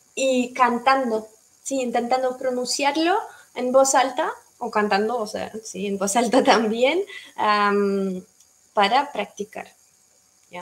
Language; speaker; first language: Spanish; non-native, fluent; Russian